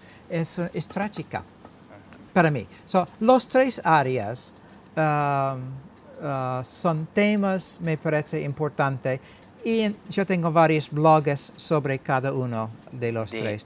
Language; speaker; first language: Spanish; non-native, learner; English